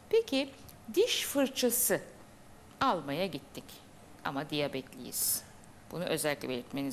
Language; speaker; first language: Turkish; native; Turkish